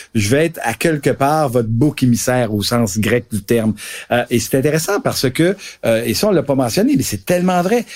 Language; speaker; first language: French; native; French